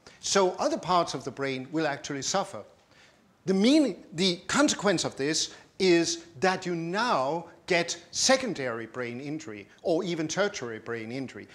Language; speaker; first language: English; non-native, fluent; Danish